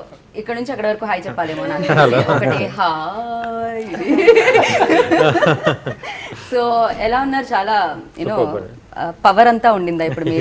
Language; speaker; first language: Telugu; native; Telugu